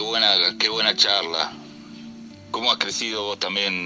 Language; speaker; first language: Spanish; native; Spanish